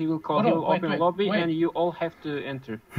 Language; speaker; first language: English; non-native, learner; Uzbek